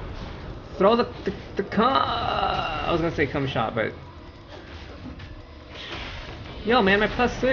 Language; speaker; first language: English; native; English